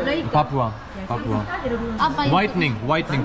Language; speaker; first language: Indonesian; non-native, learner; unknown